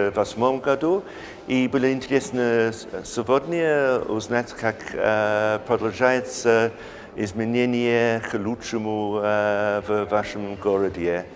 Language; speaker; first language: Russian; non-native, fluent; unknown